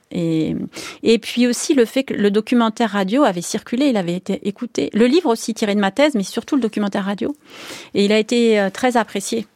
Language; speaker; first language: French; native; French